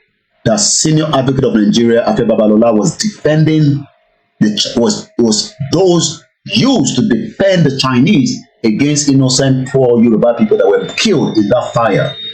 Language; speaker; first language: English; non-native, local second language; Yoruba